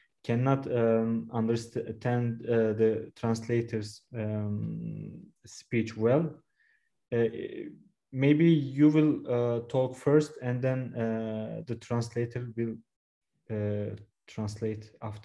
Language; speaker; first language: English; non-native, fluent; Turkish